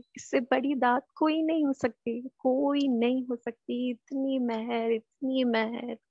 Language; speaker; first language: Hindi; native; Hindi